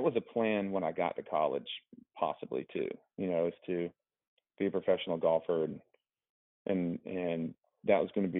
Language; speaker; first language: English; native; English